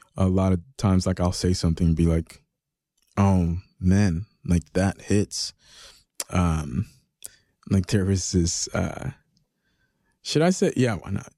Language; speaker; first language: English; early bilingual, other home language; Greek